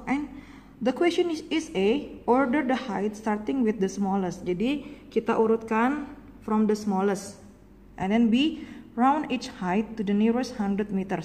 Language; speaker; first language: English; non-native, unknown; Indonesian